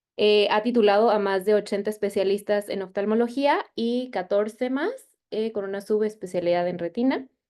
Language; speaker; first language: Spanish; native; Spanish